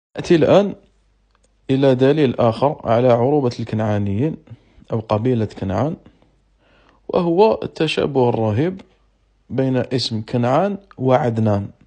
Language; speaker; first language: Arabic; non-native, local second language; Berber languages